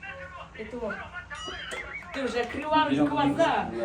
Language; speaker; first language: Russian; non-native, learner; Tajik